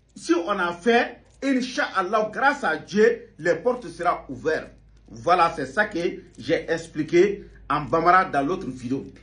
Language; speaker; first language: French; non-native, local second language; Bambara